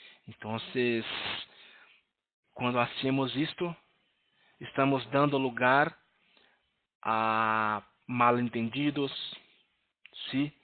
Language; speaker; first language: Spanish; non-native, learner; Portuguese